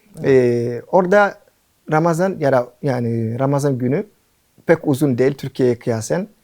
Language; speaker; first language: Turkish; non-native, fluent; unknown